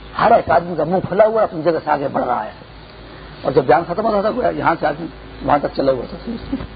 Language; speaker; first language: Urdu; non-native, local second language; Pashto